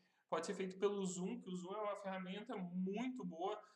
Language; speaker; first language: Portuguese; native; Portuguese